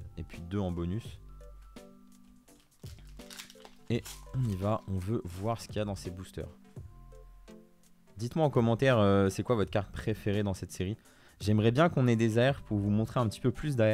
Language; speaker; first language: French; native; French